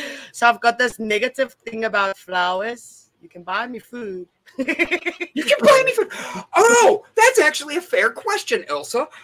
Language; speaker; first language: English; non-native, local second language; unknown